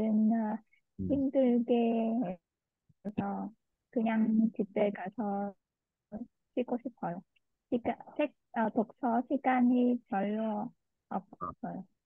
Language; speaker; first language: Korean; non-native, learner; Vietnamese